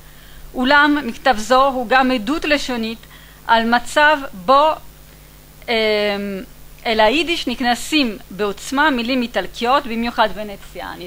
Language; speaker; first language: Hebrew; non-native, fluent; Italian